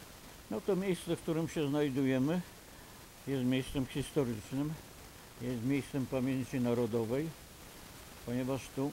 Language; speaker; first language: Polish; native; Polish